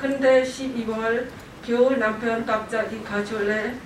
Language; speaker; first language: Korean; non-native, learner; Khmer